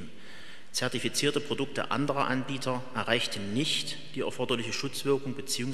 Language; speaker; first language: German; native; German